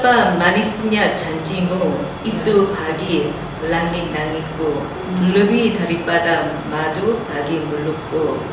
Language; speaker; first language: Indonesian; non-native, learner; Korean